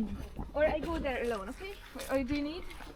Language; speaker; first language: English; non-native, fluent; Hungarian